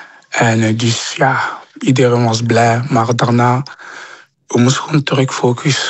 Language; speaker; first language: Dutch; non-native, local second language; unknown